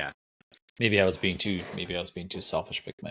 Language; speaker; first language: English; native; English